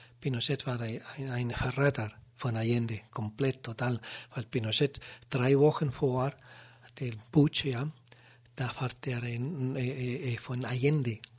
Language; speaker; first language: German; non-native, learner; Spanish